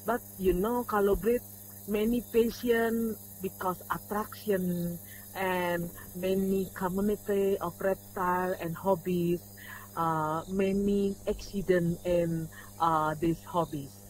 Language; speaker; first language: English; non-native, learner; Indonesian